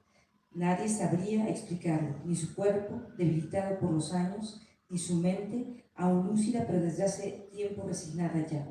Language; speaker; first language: Spanish; native; Spanish